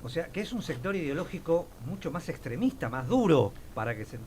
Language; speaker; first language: Spanish; native; Spanish